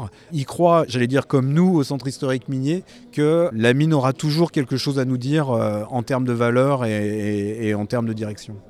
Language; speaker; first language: French; native; French